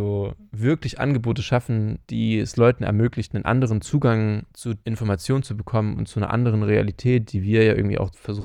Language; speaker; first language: German; native; German